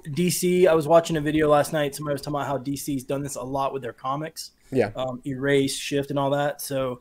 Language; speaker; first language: English; native; English